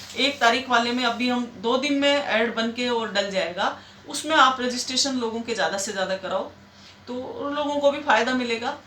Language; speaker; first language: Hindi; native; Hindi